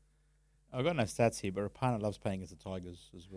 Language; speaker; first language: English; native; English